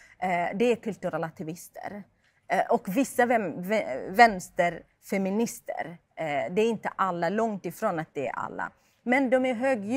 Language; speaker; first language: Swedish; non-native, fluent; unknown